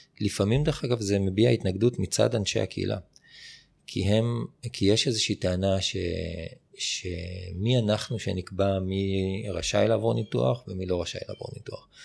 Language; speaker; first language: Hebrew; native; Hebrew